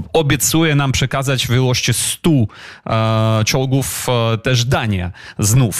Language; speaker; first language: Polish; non-native, fluent; Ukrainian